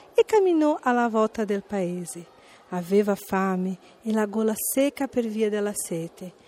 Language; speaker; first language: Italian; non-native, fluent; Portuguese